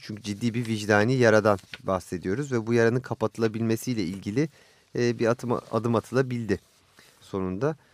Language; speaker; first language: Turkish; native; Turkish